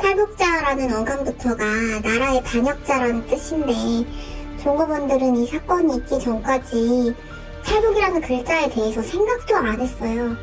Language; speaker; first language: Korean; native; Korean